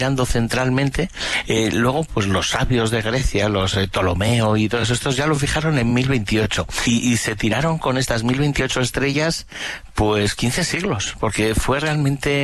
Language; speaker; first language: Spanish; native; Spanish